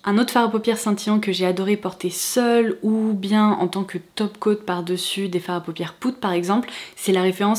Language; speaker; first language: French; native; French